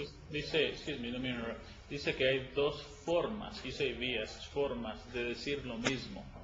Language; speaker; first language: Spanish; early bilingual, heritage; Spanish